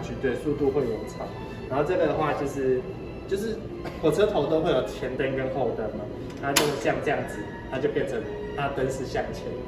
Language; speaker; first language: Chinese; native; Chinese